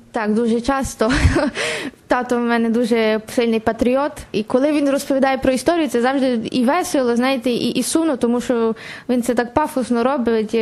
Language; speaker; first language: Ukrainian; native; Ukrainian